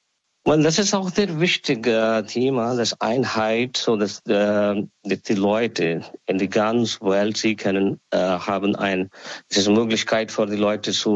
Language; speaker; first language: German; non-native, learner; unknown